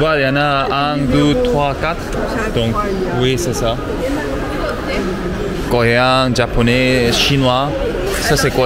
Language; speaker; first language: French; non-native, learner; Korean